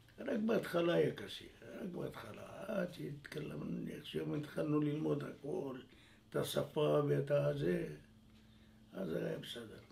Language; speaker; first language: Hebrew; non-native, fluent; French